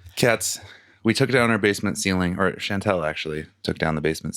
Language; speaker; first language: English; native; English